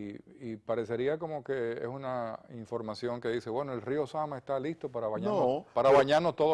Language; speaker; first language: Spanish; native; Spanish